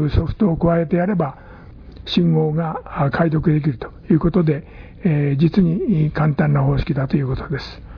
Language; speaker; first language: Japanese; native; Japanese